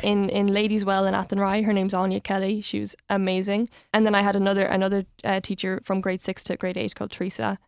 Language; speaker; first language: English; native; English